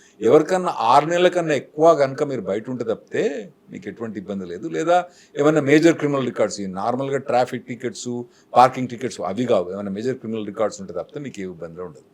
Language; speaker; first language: Telugu; native; Telugu